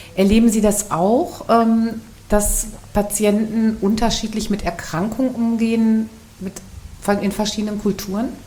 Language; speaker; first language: German; native; German